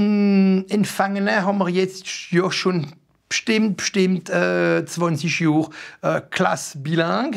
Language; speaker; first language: German; non-native, local second language; French